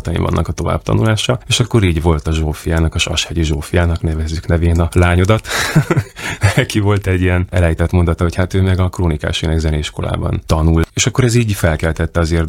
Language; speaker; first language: Hungarian; native; Hungarian